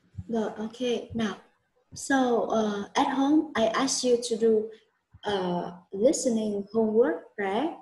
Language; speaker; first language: English; non-native, learner; Vietnamese